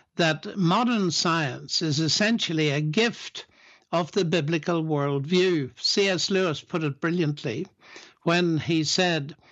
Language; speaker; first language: English; native; English